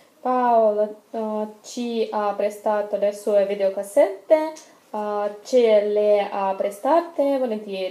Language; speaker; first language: Italian; non-native, learner; Russian